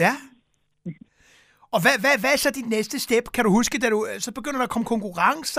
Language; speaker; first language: Danish; native; Danish